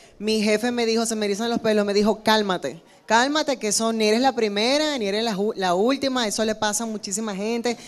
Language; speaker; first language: Spanish; native; Spanish